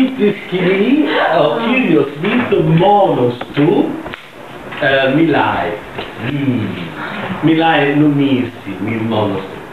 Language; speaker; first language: Greek; non-native, learner; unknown